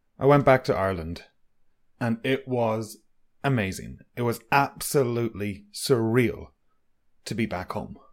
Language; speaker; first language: English; native; English